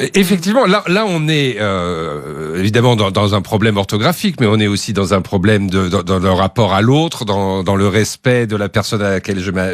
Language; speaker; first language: French; native; French